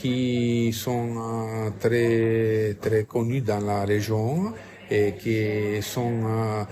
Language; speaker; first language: French; non-native, fluent; Italian